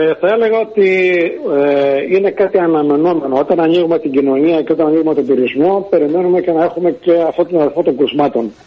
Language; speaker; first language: Greek; native; Greek